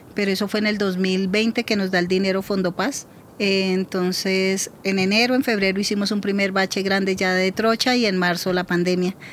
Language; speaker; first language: Spanish; native; Spanish